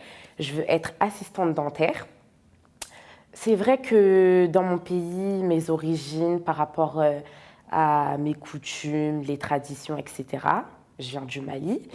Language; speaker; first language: French; native; French